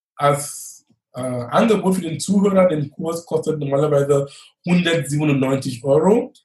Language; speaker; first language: German; non-native, fluent; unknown